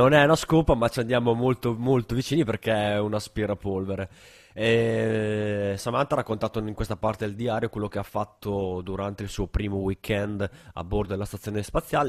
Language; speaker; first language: Italian; native; Italian